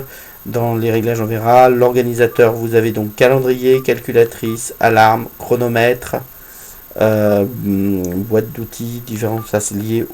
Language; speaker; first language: French; native; French